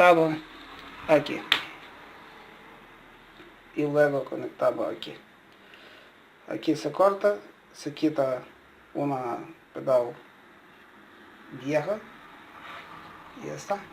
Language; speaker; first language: Spanish; non-native, learner; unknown